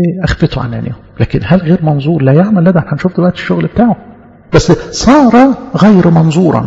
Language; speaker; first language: Arabic; native; Arabic